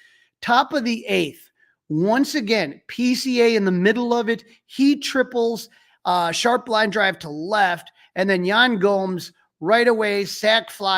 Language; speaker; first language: English; native; English